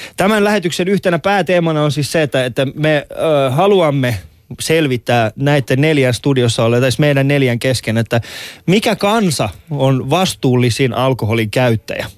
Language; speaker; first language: Finnish; early bilingual, other home language; Persian